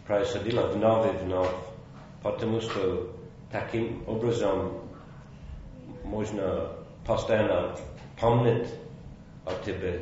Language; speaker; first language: Russian; non-native, fluent; English